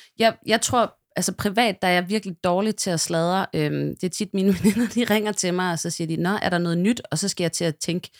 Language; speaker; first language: Danish; native; Danish